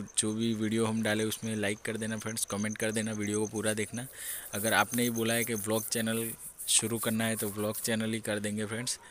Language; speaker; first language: Hindi; native; Hindi